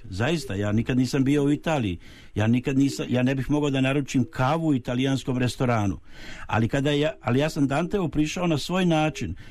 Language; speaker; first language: Serbian; native; Serbian